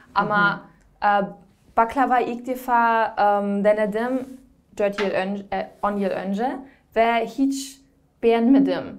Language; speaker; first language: Turkish; non-native, learner; German